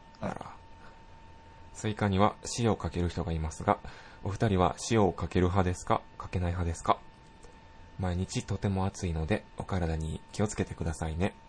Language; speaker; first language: Japanese; native; Japanese